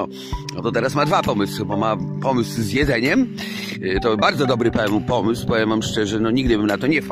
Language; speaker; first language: Polish; native; Polish